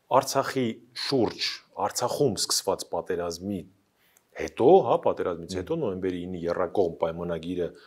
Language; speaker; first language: Armenian; native; Armenian